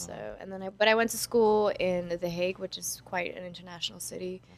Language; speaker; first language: English; non-native, fluent; Dutch